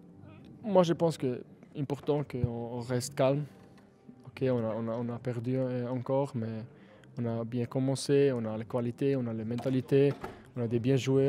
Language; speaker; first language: French; non-native, learner; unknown